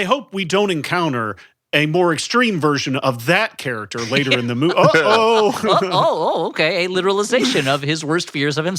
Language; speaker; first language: English; native; English